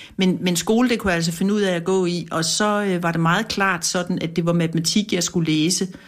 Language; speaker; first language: Danish; native; Danish